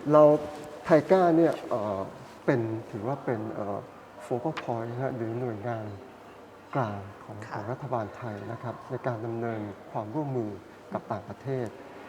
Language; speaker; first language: Thai; native; Thai